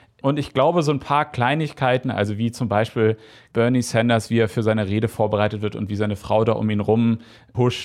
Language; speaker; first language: German; native; German